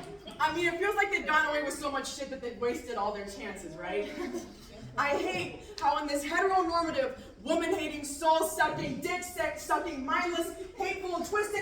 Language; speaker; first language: English; native; English